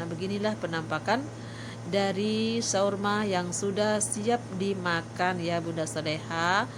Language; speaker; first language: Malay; non-native, local second language; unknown